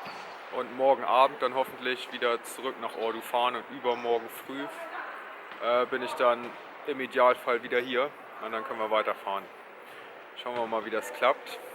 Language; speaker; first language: German; native; German